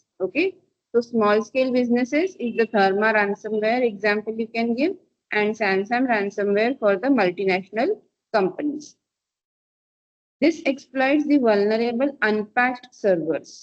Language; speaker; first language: English; non-native, local second language; Marathi